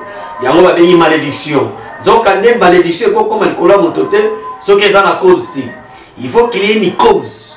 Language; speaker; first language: French; non-native, local second language; Lingala